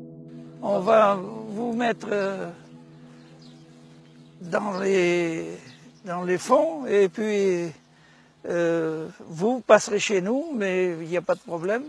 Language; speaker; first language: French; native; French